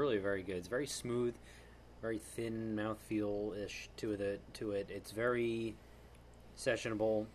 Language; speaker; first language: English; native; English